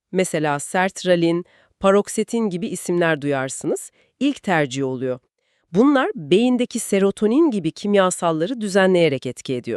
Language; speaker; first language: Turkish; native; Turkish